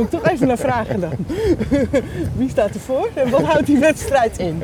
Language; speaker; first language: Dutch; native; Dutch